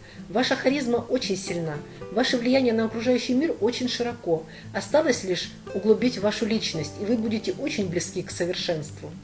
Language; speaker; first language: Russian; native; Russian